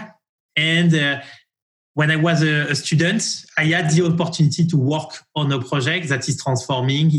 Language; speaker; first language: English; non-native, fluent; French